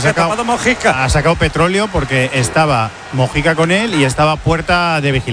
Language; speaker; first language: Spanish; native; Spanish